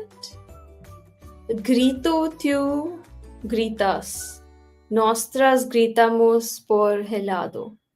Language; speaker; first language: Spanish; non-native, learner; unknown